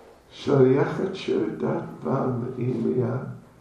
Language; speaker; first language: Russian; non-native, learner; English